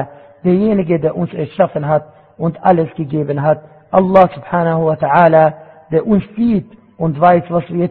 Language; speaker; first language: German; non-native, fluent; Arabic